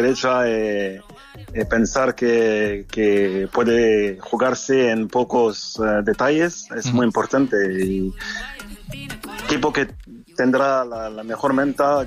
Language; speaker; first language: Spanish; non-native, fluent; French